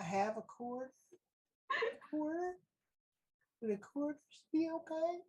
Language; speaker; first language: English; native; English